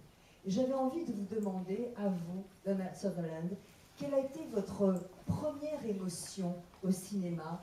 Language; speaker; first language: French; native; French